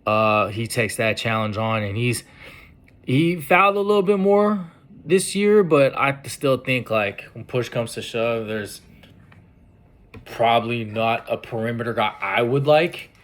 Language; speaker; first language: English; native; English